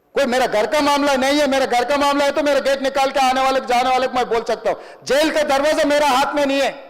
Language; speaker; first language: Hindi; non-native, local second language; Telugu